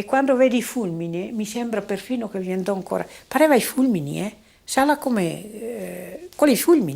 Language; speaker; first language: Italian; native; Italian